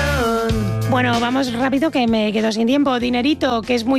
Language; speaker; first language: Spanish; native; Spanish